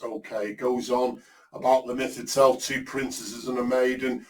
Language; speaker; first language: English; native; English